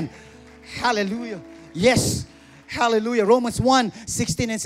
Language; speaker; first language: English; non-native, local second language; Filipino